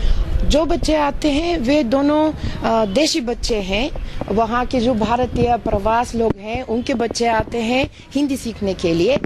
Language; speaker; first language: Hindi; non-native, fluent; Bulgarian